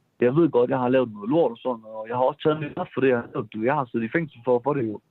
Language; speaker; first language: Danish; early bilingual, other home language; Persian